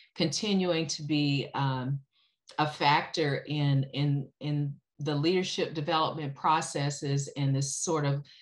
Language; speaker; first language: English; native; English